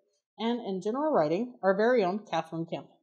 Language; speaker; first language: English; native; English